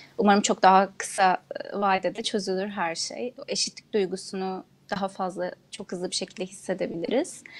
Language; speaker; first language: Turkish; non-native, local second language; Kurdish